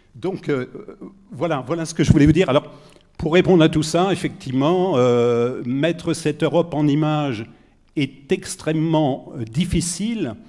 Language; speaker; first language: French; native; French